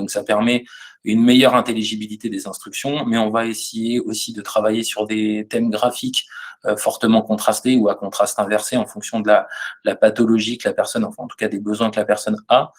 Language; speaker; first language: French; native; French